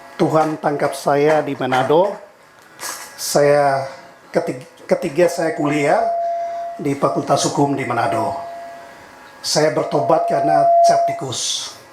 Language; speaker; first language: Indonesian; native; Indonesian